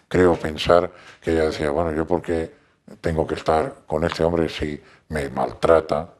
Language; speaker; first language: Spanish; native; Spanish